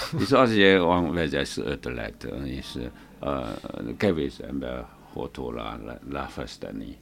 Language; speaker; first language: Hungarian; non-native, learner; Chinese